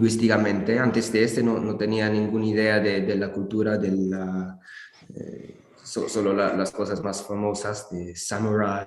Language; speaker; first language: Spanish; non-native, learner; English